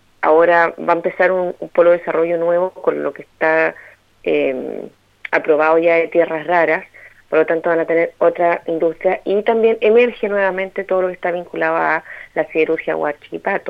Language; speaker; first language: Spanish; native; Spanish